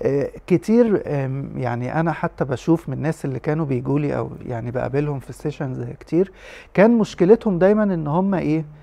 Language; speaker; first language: Arabic; native; Arabic